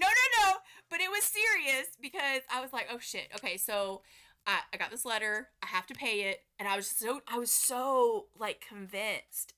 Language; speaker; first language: English; native; English